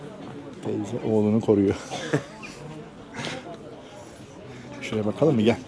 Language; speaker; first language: Turkish; native; Turkish